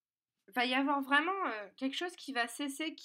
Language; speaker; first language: French; native; French